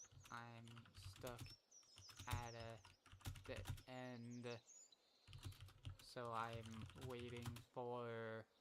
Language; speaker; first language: English; native; English